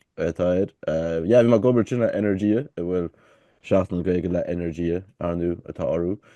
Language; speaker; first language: Irish; native; Irish